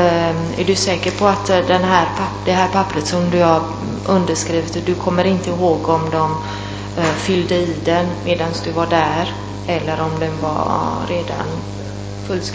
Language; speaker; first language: Swedish; non-native, fluent; Italian